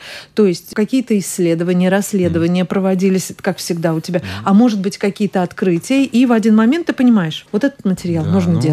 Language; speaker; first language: Russian; native; Russian